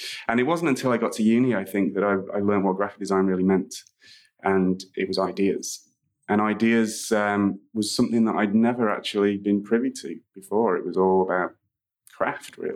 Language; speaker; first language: English; native; English